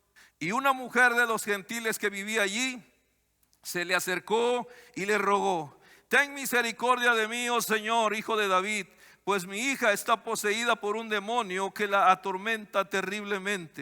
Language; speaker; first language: Spanish; native; Spanish